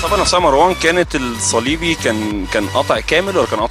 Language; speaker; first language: Arabic; native; Arabic